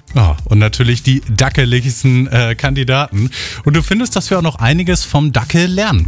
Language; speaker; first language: German; native; German